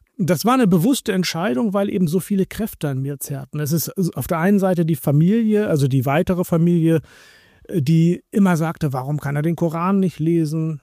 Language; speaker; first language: German; native; German